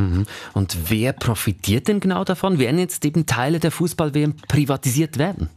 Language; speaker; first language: German; native; German